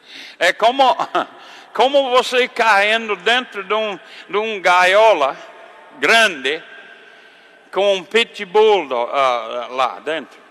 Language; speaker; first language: Portuguese; non-native, fluent; English